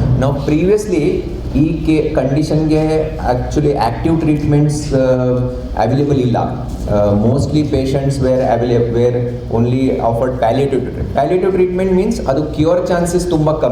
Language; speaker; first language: Kannada; non-native, fluent; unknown